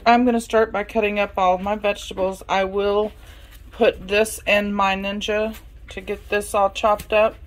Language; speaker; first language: English; native; English